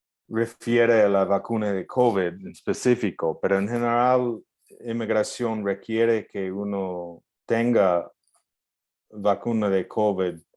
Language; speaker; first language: Spanish; non-native, fluent; English